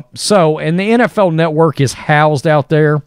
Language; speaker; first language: English; native; English